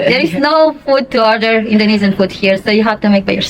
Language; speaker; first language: English; non-native, fluent; Indonesian